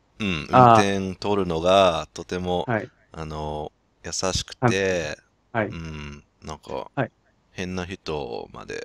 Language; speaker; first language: Japanese; non-native, learner; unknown